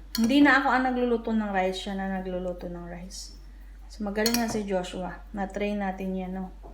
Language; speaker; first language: Filipino; non-native, local second language; Cebuano